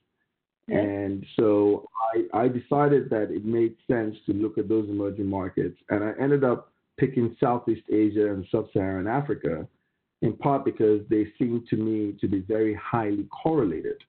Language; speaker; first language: English; non-native, local second language; Yoruba